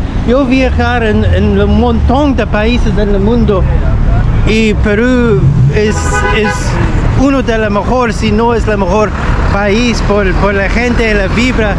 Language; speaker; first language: Spanish; non-native, learner; English